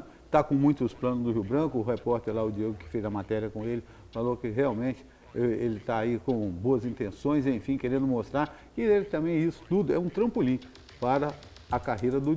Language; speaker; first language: Portuguese; native; Portuguese